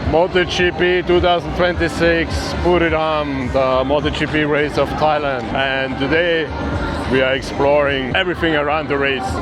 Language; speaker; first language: English; non-native, fluent; German